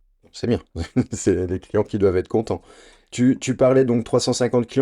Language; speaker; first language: French; native; French